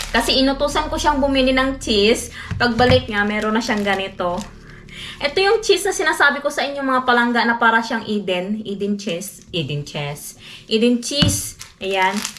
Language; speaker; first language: Filipino; non-native, local second language; Hiligaynon